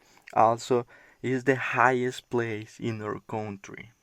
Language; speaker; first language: English; non-native, learner; Spanish